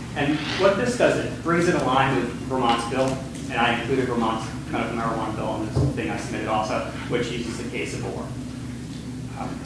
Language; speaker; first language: English; native; English